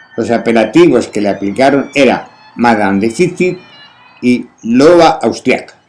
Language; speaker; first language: Spanish; native; Spanish